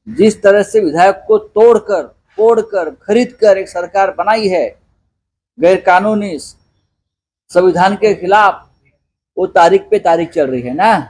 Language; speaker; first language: Hindi; non-native, local second language; Marathi